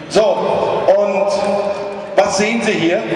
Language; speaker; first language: German; non-native, fluent; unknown